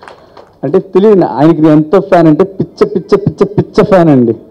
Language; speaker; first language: Telugu; native; Telugu